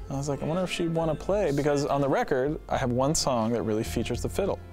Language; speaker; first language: English; native; English